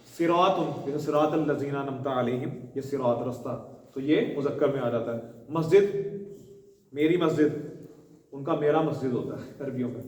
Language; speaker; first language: Urdu; non-native, local second language; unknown